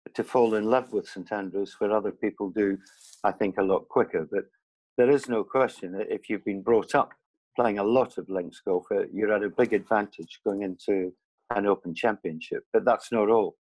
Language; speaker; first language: English; native; English